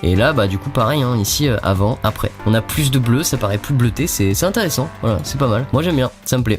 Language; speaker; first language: French; native; French